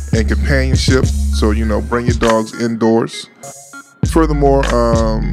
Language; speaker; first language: English; native; English